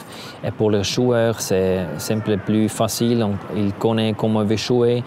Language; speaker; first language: French; non-native, learner; German